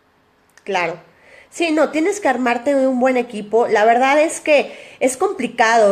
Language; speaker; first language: Spanish; native; Spanish